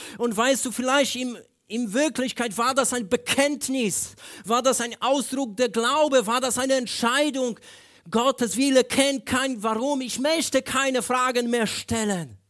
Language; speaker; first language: German; non-native, fluent; Polish